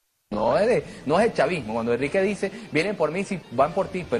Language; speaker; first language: Spanish; native; Spanish